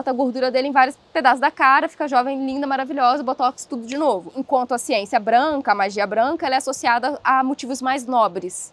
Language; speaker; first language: Portuguese; native; Portuguese